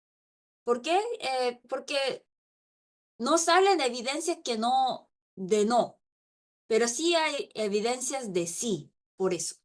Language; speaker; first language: Spanish; non-native, local second language; Korean